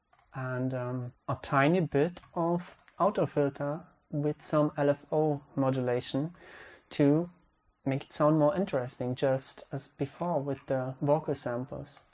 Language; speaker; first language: English; non-native, fluent; Hungarian